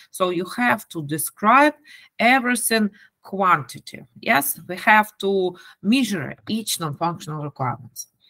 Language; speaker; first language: English; non-native, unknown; Ukrainian